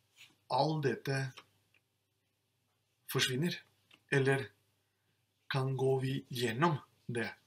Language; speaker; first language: Norwegian; non-native, fluent; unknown